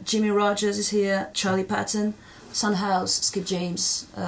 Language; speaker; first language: English; non-native, fluent; French